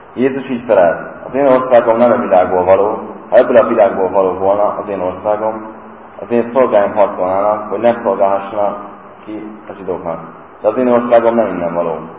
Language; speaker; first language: Hungarian; native; Hungarian